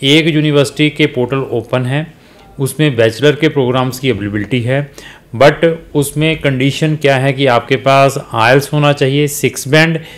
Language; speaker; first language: Hindi; native; Hindi